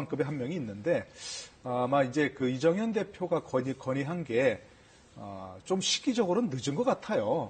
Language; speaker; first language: Korean; native; Korean